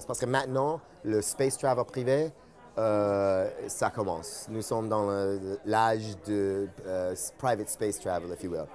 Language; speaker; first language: French; non-native, fluent; English